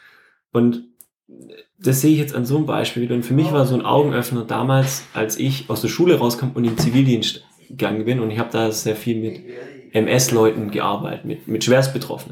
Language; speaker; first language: German; native; German